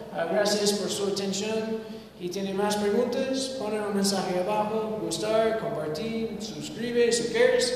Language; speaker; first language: Spanish; non-native, learner; English